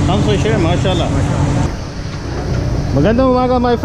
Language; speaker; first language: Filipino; non-native, learner; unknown